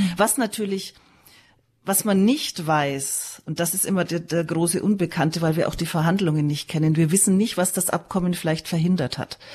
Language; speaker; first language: German; native; German